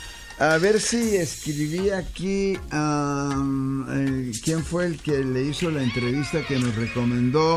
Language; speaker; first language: Spanish; native; Spanish